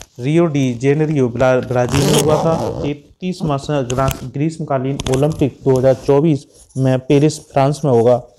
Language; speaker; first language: Hindi; native; Hindi